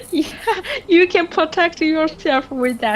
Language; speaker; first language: English; non-native, learner; French